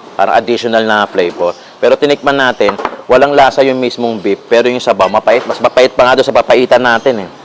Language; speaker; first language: Filipino; native; Filipino